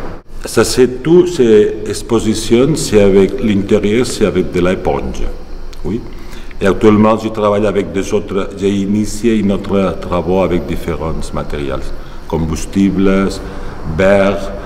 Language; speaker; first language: French; non-native, learner; Catalan